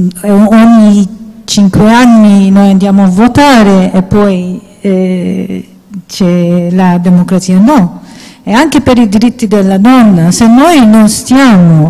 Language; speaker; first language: Italian; non-native, fluent; Maltese